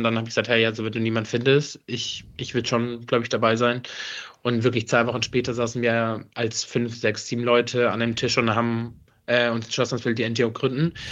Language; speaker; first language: German; early bilingual, other home language; Arabic